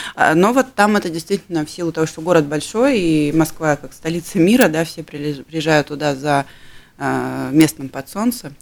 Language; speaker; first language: Russian; native; Russian